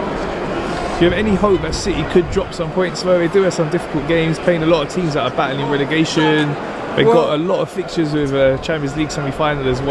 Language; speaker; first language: English; native; English